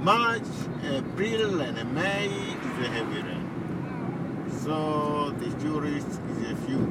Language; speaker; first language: English; non-native, local second language; Swahili